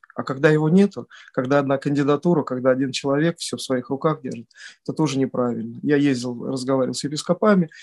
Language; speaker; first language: Russian; native; Russian